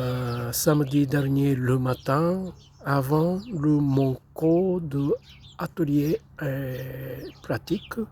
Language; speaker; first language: French; non-native, fluent; Japanese